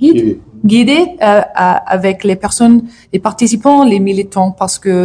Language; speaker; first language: French; non-native, learner; English